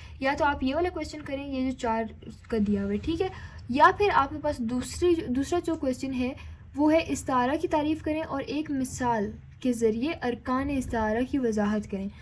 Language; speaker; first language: Urdu; native; Urdu